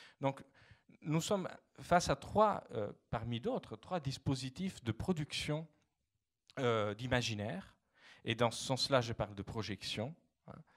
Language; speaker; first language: French; non-native, fluent; Italian